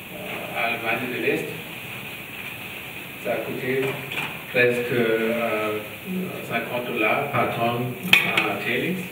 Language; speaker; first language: French; non-native, learner; German